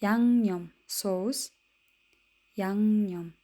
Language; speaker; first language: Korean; non-native, fluent; Kyrgyz